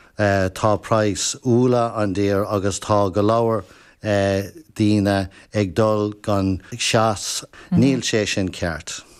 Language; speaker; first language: Irish; non-native, local second language; English